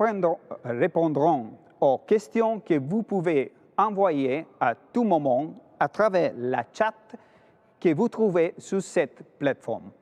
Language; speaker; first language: French; non-native, fluent; Italian